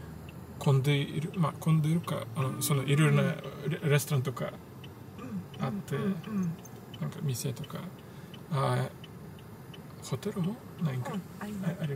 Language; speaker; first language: Japanese; non-native, fluent; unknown